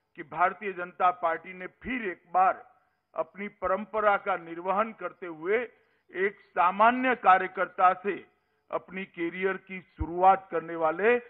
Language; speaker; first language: Hindi; non-native, local second language; Gujarati